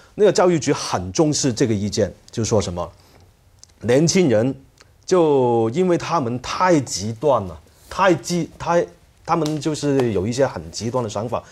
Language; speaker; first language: Chinese; non-native, fluent; Cantonese